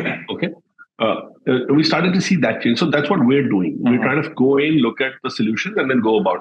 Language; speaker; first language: English; non-native, local second language; Hindi